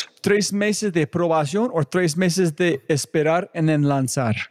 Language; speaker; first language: Spanish; non-native, learner; English